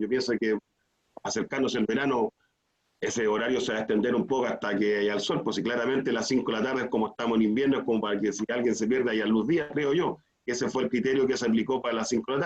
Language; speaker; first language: Spanish; native; Spanish